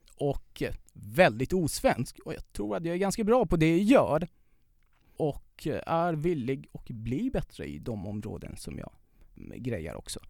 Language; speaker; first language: Swedish; non-native, fluent; Persian